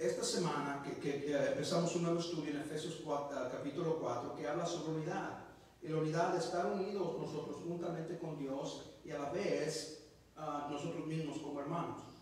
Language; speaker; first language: Spanish; early bilingual, heritage; English